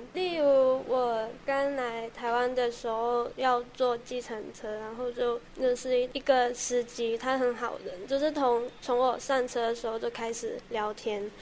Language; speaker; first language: Chinese; non-native, local second language; Cantonese